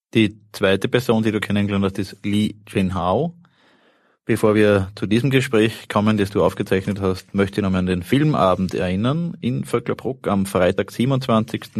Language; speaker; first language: German; native; German